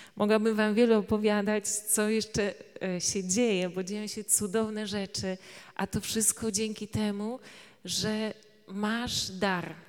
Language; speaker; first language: Polish; native; Polish